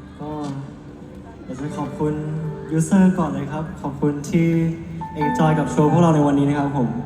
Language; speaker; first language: Thai; native; Thai